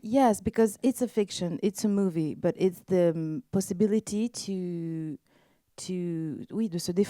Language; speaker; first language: English; non-native, learner; French